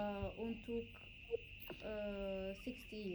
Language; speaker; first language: Indonesian; non-native, learner; English